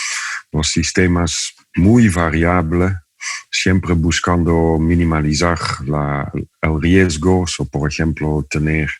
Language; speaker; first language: Spanish; non-native, fluent; Dutch